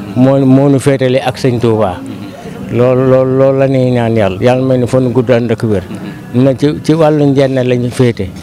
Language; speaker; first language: Wolof; native; Wolof